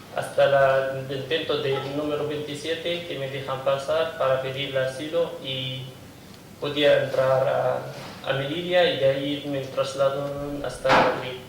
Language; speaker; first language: Spanish; non-native, fluent; Kurdish